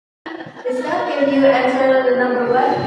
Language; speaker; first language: English; non-native, learner; Indonesian